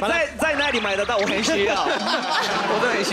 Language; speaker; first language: Chinese; native; Chinese